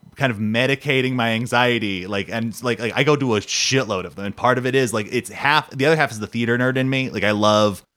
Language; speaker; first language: English; native; English